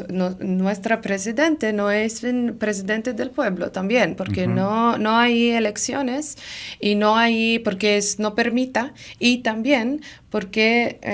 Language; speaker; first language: Spanish; non-native, learner; Arabic